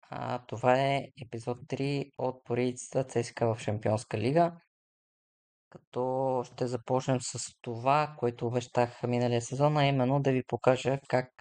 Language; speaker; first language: Bulgarian; native; Bulgarian